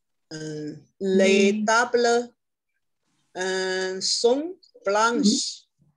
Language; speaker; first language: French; non-native, learner; Chinese